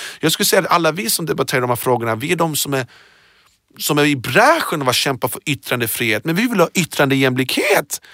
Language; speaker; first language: Swedish; early bilingual, other home language; Persian